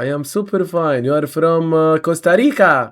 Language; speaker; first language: English; non-native, learner; Arabic